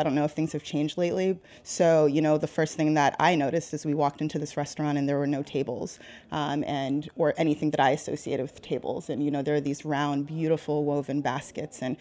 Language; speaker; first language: English; native; English